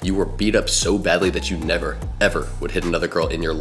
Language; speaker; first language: English; native; English